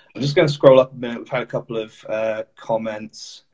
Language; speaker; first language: English; native; English